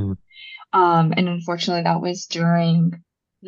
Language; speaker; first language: English; early bilingual, other home language; Japanese